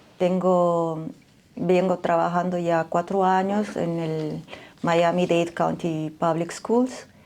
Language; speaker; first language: Spanish; native; Spanish